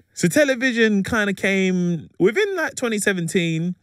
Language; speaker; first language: English; native; English